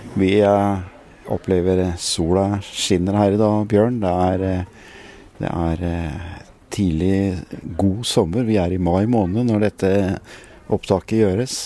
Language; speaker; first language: Norwegian; native; Norwegian